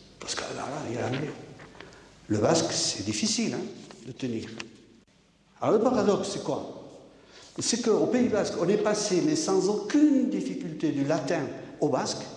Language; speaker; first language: French; non-native, local second language; Basque